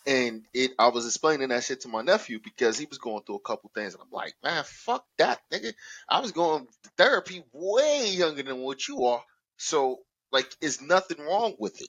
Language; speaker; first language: English; native; English